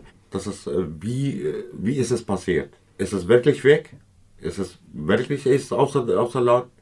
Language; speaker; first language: German; non-native, learner; Kurdish